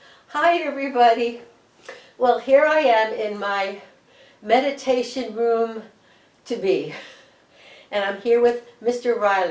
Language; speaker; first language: English; native; English